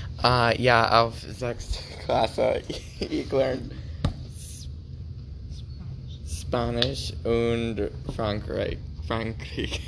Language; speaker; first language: German; non-native, learner; English